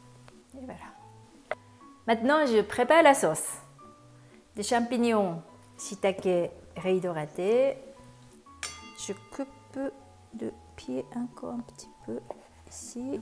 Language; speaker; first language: French; non-native, fluent; Japanese